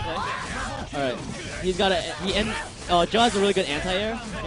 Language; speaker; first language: English; native; English